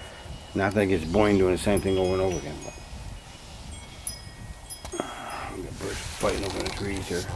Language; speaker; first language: English; native; English